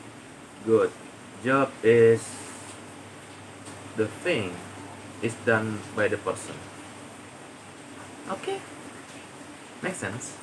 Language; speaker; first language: English; non-native, learner; Indonesian